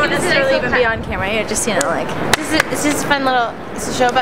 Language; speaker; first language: English; native; English